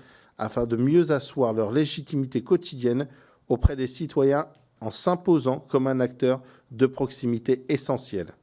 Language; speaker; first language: French; native; French